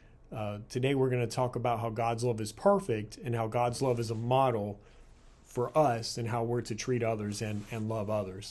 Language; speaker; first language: English; native; English